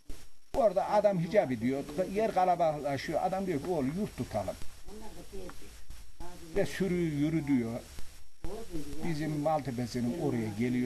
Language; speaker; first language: Turkish; native; Turkish